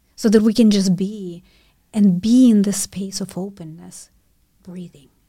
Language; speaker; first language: English; non-native, fluent; Russian